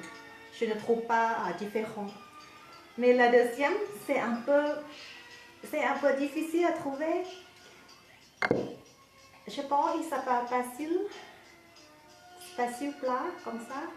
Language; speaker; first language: French; non-native, learner; Thai